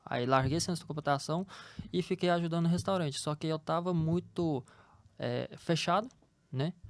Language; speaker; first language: Portuguese; early bilingual, other home language; Chinese